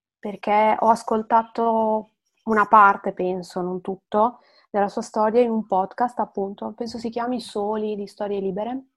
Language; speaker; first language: Italian; early bilingual, other home language; Arabic